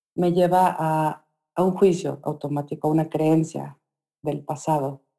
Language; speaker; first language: Spanish; native; Spanish